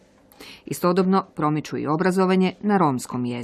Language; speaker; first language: Croatian; native; Croatian